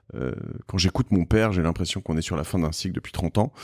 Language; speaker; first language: French; native; French